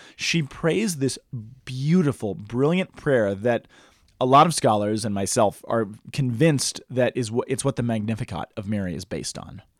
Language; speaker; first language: English; native; English